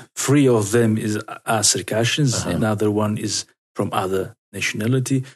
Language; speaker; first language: English; non-native, learner; Russian